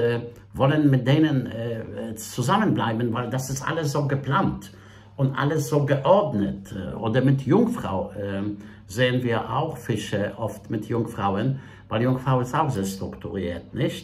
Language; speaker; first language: German; non-native, fluent; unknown